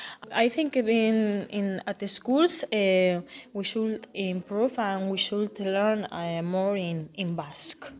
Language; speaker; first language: English; non-native, fluent; Basque